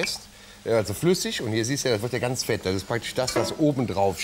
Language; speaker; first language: German; native; German